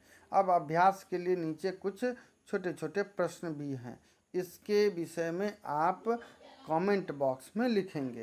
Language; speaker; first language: Hindi; native; Hindi